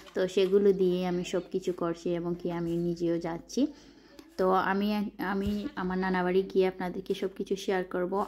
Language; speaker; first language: Bangla; non-native, local second language; Sylheti